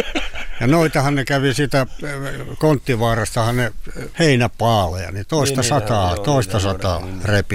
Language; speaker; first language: Finnish; native; Finnish